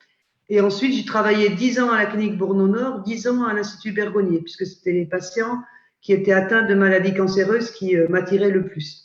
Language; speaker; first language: French; native; French